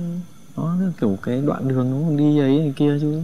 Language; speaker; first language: Vietnamese; native; Vietnamese